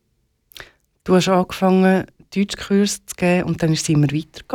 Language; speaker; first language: German; native; German